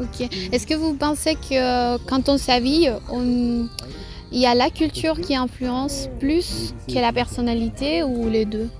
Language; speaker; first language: French; non-native, fluent; Spanish